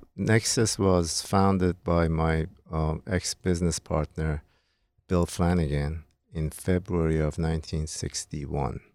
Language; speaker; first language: English; non-native, fluent; Persian